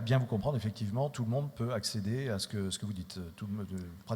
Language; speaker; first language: French; native; French